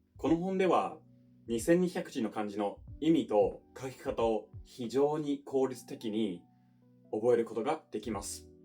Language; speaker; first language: Japanese; non-native, fluent; English